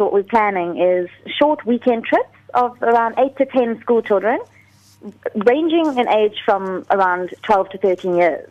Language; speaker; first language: English; native; English